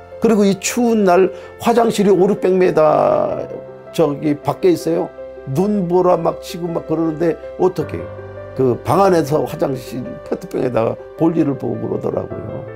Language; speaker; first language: Korean; native; Korean